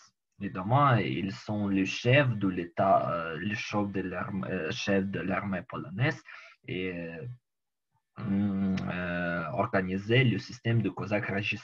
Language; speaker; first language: French; non-native, learner; Ukrainian